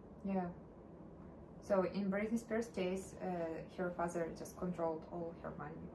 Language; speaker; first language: English; non-native, learner; Russian